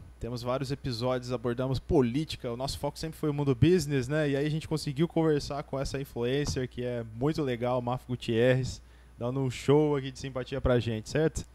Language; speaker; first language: Portuguese; native; Portuguese